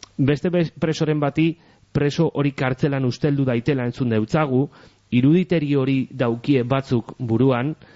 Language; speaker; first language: Basque; native; Basque